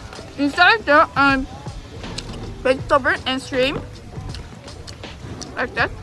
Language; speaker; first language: English; non-native, learner; Korean